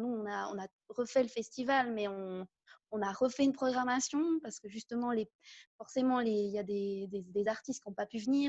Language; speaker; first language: French; native; French